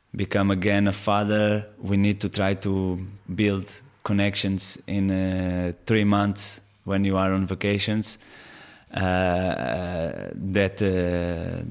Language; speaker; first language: English; non-native, fluent; Portuguese